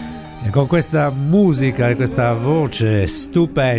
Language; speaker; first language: Italian; native; Italian